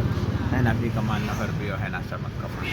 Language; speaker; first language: Arabic; non-native, learner; Punjabi